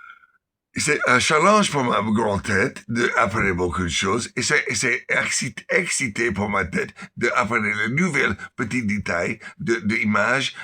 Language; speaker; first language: French; non-native, learner; English